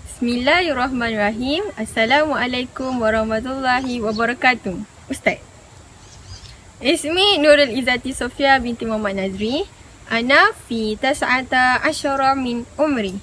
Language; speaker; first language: Arabic; non-native, learner; Malay